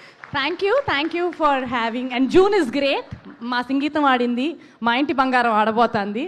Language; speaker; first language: Telugu; native; Telugu